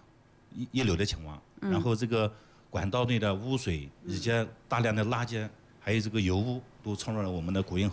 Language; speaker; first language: Chinese; native; Chinese